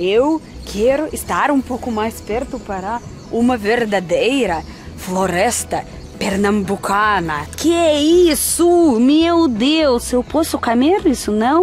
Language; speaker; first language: Portuguese; non-native, fluent; Russian